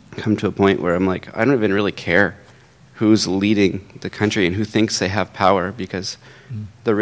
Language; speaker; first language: English; native; English